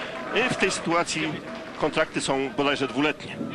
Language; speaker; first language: Polish; native; Polish